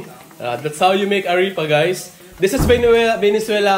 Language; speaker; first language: English; non-native, learner; Filipino